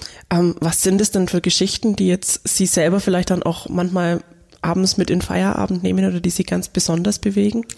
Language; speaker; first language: German; native; German